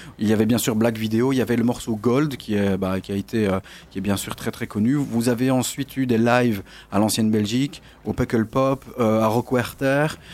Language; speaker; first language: French; native; French